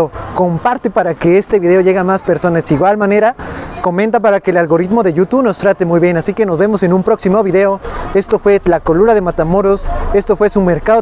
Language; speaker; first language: Spanish; native; Spanish